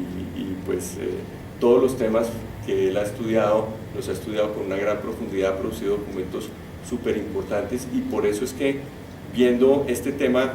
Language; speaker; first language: Spanish; native; Spanish